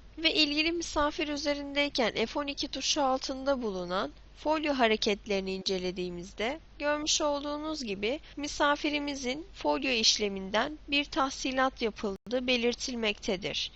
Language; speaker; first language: Turkish; native; Turkish